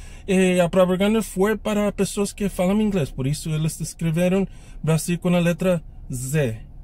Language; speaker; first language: Portuguese; non-native, learner; English